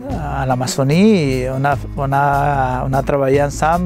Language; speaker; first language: French; non-native, learner; Spanish